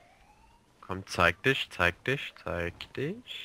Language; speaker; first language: German; native; German